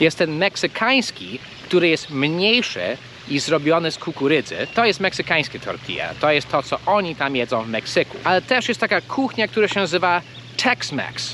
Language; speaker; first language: Polish; non-native, fluent; English